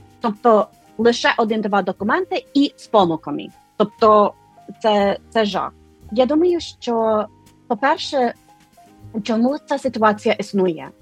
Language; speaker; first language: Ukrainian; non-native, fluent; English